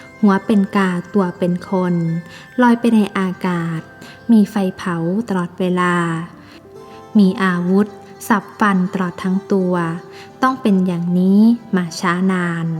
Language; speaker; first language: Thai; native; Thai